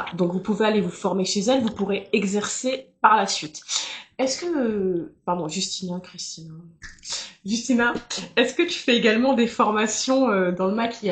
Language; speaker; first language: French; native; French